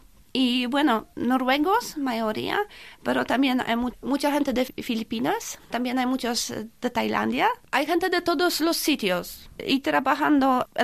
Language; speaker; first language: Spanish; non-native, fluent; Polish